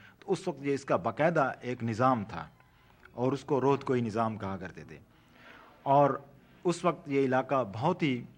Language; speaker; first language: Urdu; non-native, local second language; Saraiki